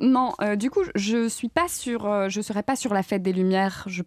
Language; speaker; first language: French; native; French